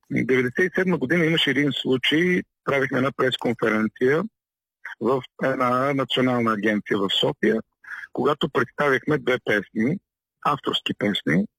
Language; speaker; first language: Bulgarian; native; Bulgarian